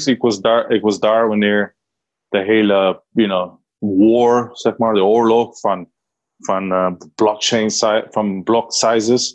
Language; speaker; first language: Dutch; non-native, learner; Spanish